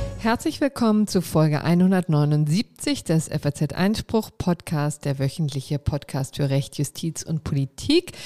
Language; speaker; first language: German; native; German